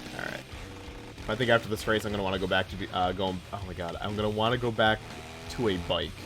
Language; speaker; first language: English; native; English